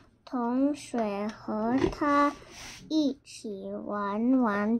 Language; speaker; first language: Chinese; non-native, learner; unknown